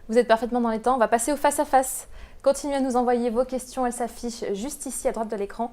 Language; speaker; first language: French; native; French